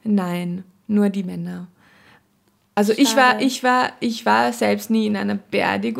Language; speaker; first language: German; non-native, fluent; Nepali